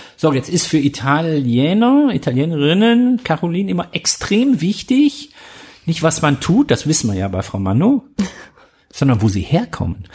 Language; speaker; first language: German; native; German